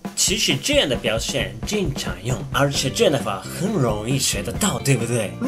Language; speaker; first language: Chinese; non-native, fluent; Japanese